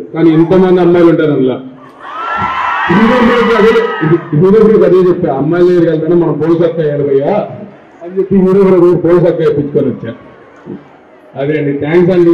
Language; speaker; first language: Telugu; native; Telugu